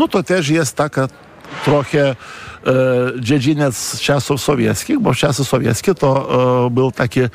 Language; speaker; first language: Polish; non-native, fluent; Lithuanian